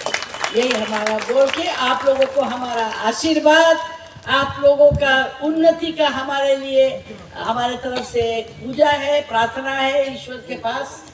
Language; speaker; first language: Hindi; non-native, local second language; Bangla